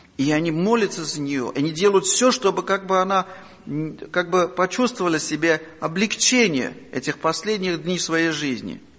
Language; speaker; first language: Russian; non-native, local second language; Armenian